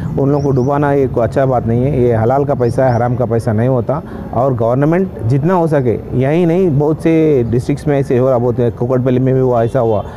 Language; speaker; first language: Hindi; non-native, local second language; Urdu